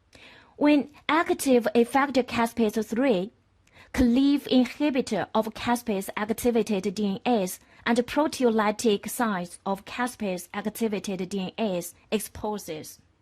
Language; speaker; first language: English; non-native, fluent; Chinese